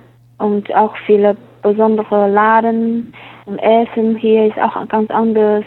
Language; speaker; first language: German; non-native, learner; Chinese